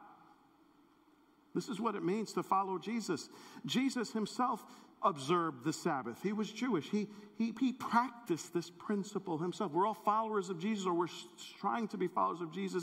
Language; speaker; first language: English; native; English